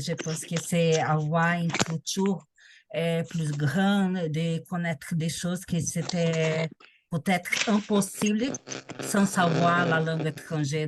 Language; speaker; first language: French; non-native, learner; Portuguese